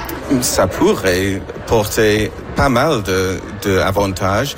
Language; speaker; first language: French; non-native, fluent; English